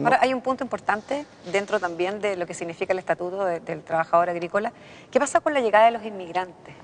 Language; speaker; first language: Spanish; native; Spanish